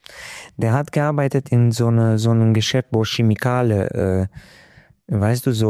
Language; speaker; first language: German; non-native, local second language; Hungarian